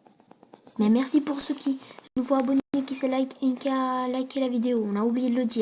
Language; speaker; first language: French; native; French